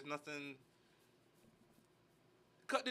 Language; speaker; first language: English; native; English